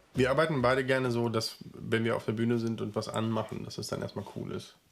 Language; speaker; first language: German; native; German